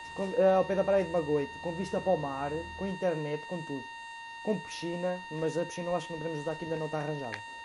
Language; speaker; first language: Portuguese; native; Portuguese